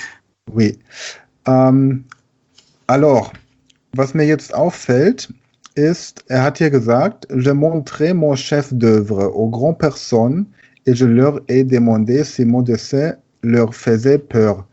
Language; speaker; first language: French; non-native, learner; German